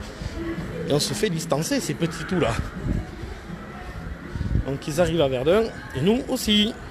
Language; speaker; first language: French; native; French